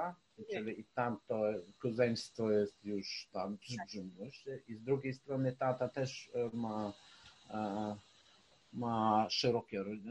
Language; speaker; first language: Polish; non-native, fluent; Ukrainian